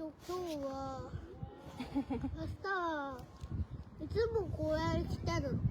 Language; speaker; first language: Japanese; native; Japanese